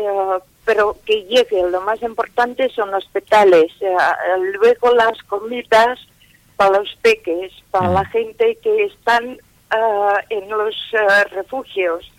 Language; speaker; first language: Spanish; non-native, fluent; Ukrainian